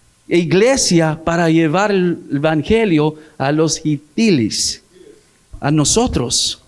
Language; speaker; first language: Spanish; early bilingual, heritage; English